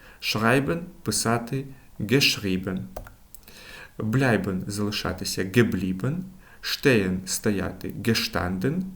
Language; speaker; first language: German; non-native, fluent; Ukrainian